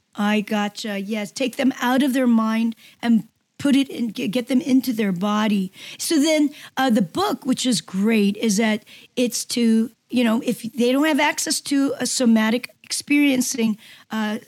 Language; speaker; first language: English; non-native, fluent; Korean